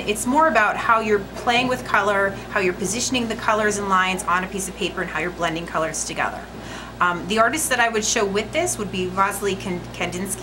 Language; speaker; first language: English; native; English